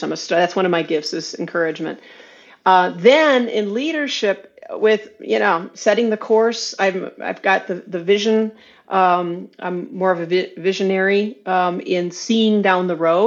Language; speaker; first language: English; native; English